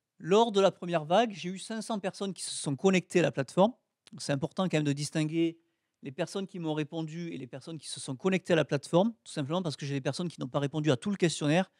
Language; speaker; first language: French; native; French